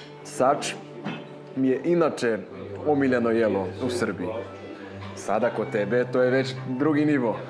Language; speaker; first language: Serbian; non-native, fluent; Portuguese